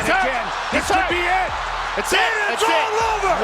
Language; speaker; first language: English; native; English